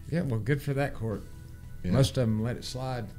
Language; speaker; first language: English; native; English